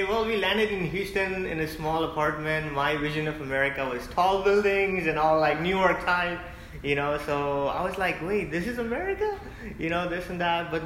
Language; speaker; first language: English; non-native, local second language; Hindi